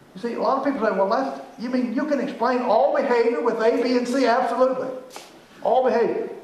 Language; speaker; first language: English; native; English